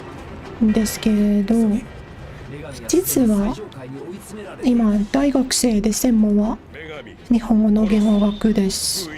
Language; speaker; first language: Japanese; non-native, learner; English